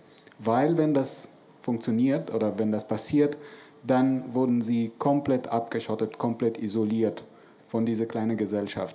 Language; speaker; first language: German; non-native, fluent; Arabic